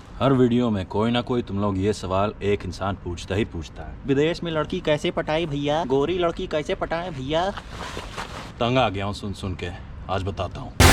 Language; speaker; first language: Hindi; native; Hindi